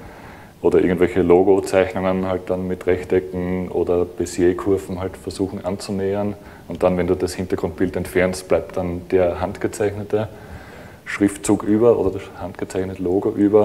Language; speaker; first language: German; native; German